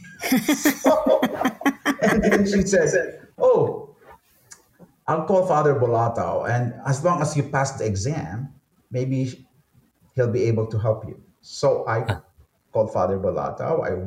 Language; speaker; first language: English; non-native, local second language; Filipino